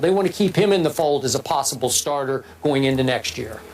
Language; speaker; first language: English; native; English